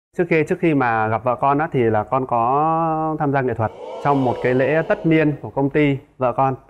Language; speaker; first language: Vietnamese; non-native, local second language; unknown